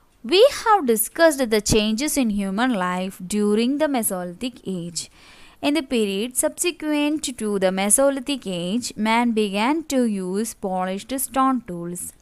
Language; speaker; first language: English; non-native, local second language; Malayalam